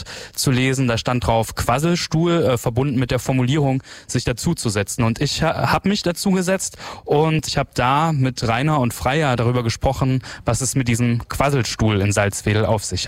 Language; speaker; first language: German; native; German